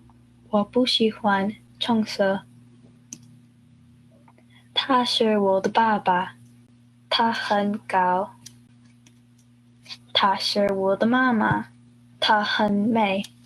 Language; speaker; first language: Chinese; non-native, learner; Spanish